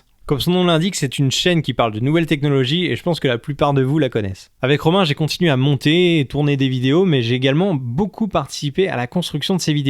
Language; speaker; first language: French; native; French